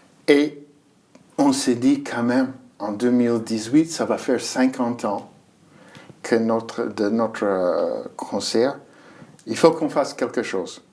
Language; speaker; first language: French; non-native, fluent; English